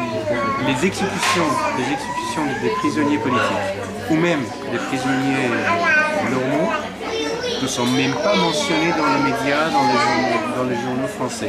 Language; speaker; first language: French; non-native, fluent; Persian